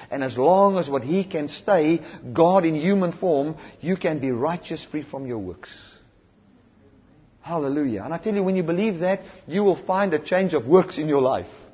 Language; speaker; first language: English; non-native, local second language; Afrikaans